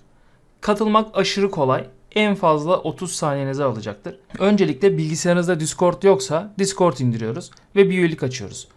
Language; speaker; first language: Turkish; native; Turkish